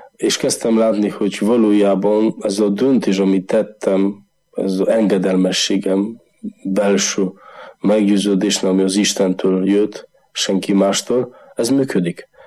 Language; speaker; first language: Hungarian; non-native, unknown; Polish